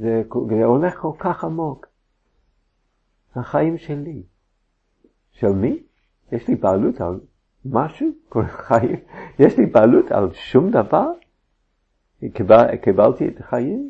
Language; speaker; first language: Hebrew; non-native, fluent; English